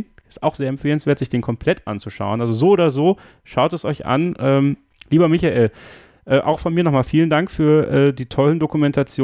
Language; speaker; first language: German; native; German